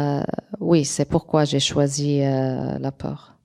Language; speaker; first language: French; non-native, local second language; Arabic